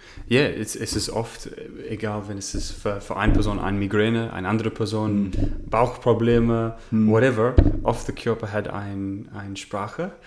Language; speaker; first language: German; non-native, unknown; English